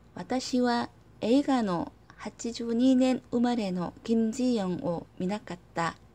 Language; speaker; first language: Japanese; non-native, learner; Korean